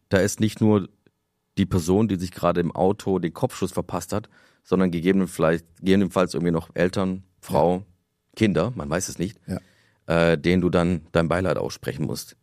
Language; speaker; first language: German; native; German